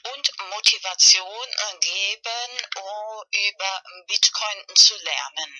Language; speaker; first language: German; non-native, learner; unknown